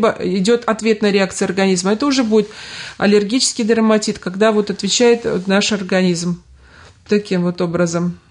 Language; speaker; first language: Russian; native; Russian